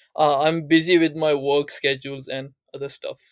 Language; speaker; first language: English; non-native, local second language; Urdu